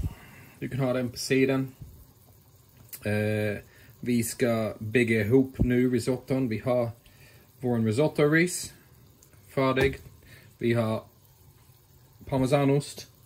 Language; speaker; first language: Swedish; non-native, fluent; English